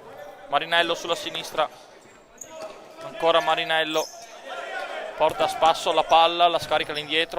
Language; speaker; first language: Italian; native; Italian